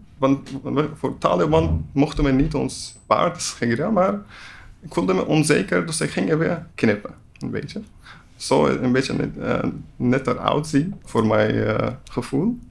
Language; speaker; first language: Dutch; non-native, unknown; Persian